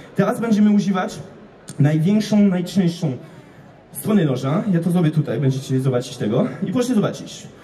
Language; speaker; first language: Polish; non-native, fluent; French